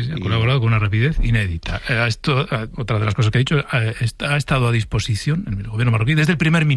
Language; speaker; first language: Spanish; native; Spanish